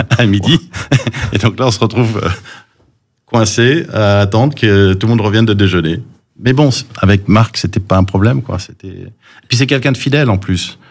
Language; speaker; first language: French; early bilingual, other home language; English